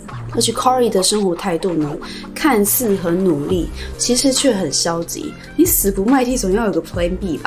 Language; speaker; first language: Chinese; native; Chinese